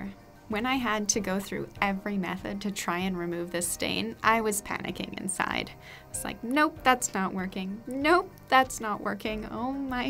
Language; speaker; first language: English; native; English